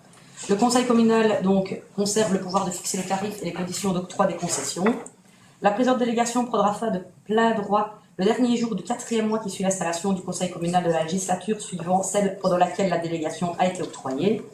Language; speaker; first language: French; native; French